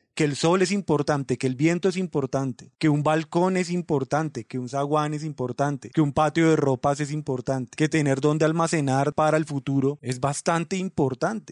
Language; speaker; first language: Spanish; native; Spanish